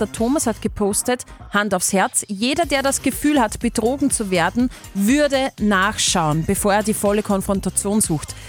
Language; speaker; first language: German; native; German